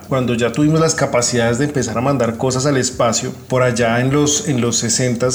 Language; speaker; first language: Spanish; native; Spanish